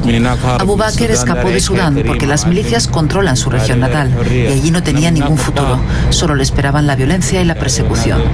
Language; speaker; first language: Spanish; native; Spanish